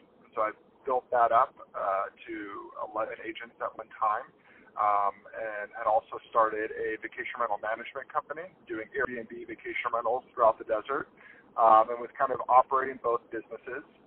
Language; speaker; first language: English; native; English